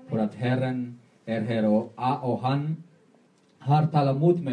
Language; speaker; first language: Swedish; non-native, learner; Spanish